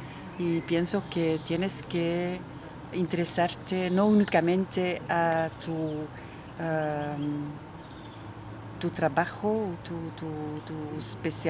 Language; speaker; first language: Spanish; non-native, fluent; Dutch